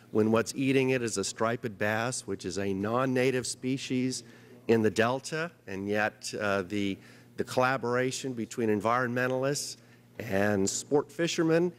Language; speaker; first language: English; native; English